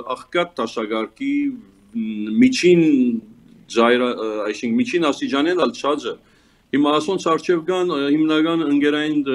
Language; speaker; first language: Armenian; early bilingual, heritage; Armenian